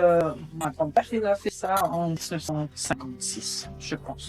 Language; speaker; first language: French; non-native, fluent; German